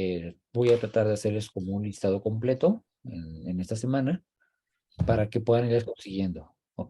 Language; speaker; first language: Spanish; native; Spanish